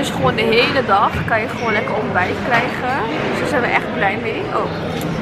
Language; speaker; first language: Dutch; native; Dutch